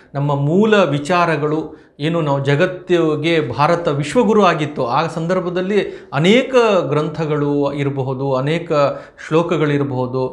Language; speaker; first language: Kannada; native; Kannada